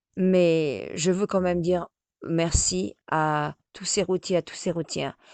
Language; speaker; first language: French; native; French